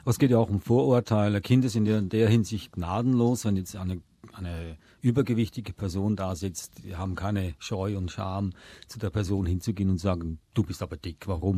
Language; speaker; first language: German; native; German